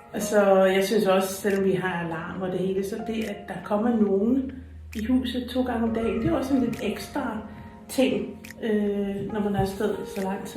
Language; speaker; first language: Danish; non-native, fluent; English